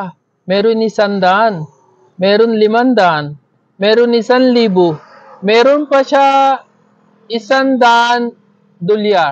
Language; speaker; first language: Filipino; non-native, learner; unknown